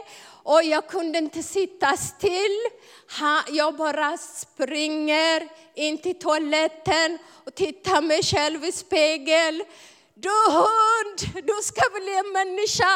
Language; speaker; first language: Swedish; non-native, fluent; Amharic